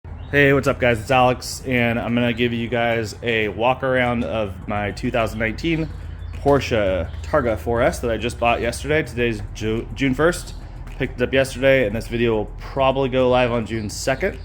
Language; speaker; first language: English; native; English